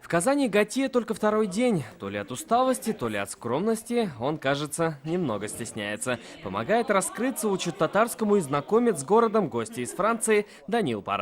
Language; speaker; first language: Russian; native; Russian